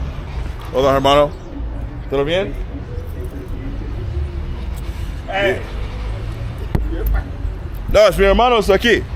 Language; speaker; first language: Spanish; non-native, learner; English